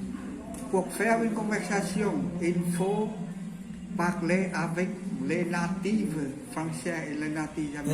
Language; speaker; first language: French; non-native, learner; Vietnamese